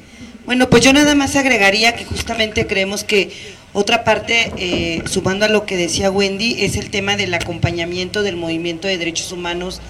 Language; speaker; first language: Spanish; native; Spanish